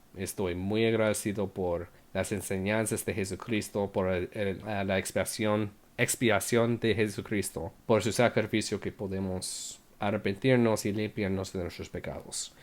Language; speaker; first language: Spanish; non-native, fluent; English